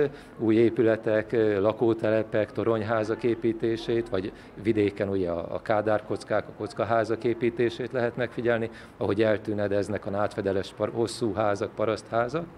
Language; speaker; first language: Hungarian; native; Hungarian